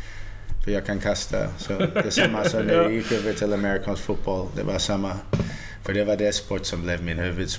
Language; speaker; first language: Swedish; early bilingual, heritage; Swedish